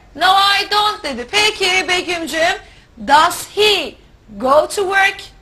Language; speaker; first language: English; non-native, fluent; Turkish